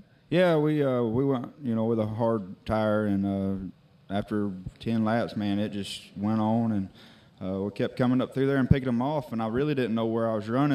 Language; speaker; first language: English; native; English